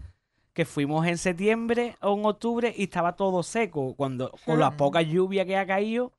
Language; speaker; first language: Spanish; native; Spanish